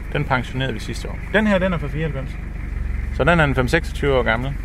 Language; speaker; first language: Danish; native; Danish